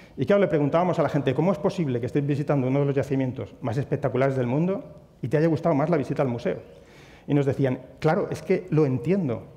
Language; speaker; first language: Spanish; native; Spanish